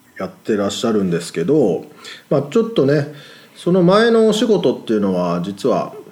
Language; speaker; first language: Japanese; native; Japanese